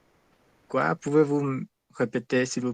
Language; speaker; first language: French; non-native, learner; Spanish